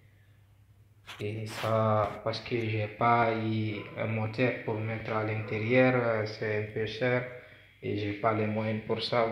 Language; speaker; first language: French; non-native, local second language; Fula